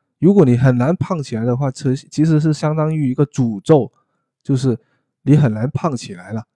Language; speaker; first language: Chinese; non-native, local second language; Cantonese